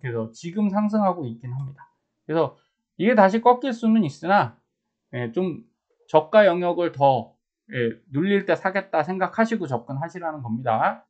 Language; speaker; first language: Korean; native; Korean